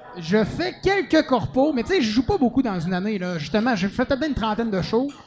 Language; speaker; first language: French; native; French